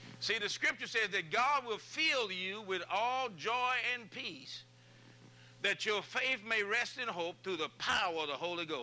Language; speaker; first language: English; native; English